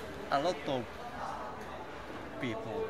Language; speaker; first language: English; non-native, learner; Japanese